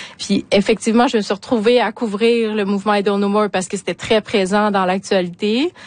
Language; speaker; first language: French; native; French